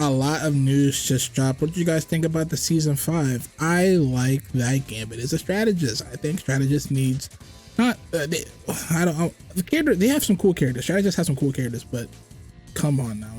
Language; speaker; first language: English; native; English